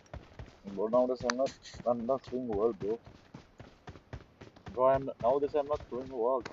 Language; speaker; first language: English; non-native, learner; Nepali